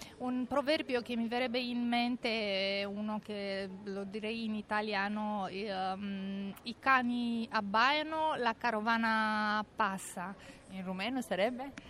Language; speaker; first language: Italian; non-native, fluent; Romanian